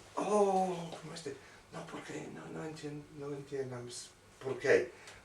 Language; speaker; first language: Spanish; non-native, learner; English